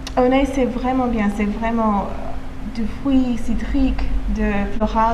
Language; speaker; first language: French; non-native, fluent; English